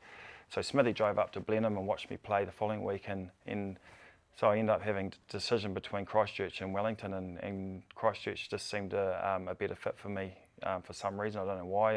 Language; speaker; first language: English; native; English